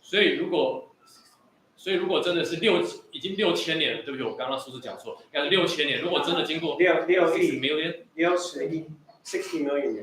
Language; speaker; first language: Chinese; native; Chinese